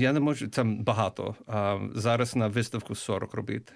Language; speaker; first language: Ukrainian; early bilingual, heritage; English